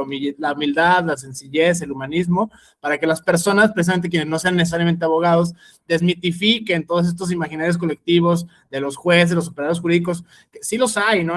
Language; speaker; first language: Spanish; native; Spanish